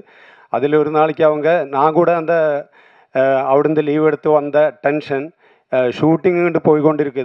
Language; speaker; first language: Tamil; non-native, learner; Malayalam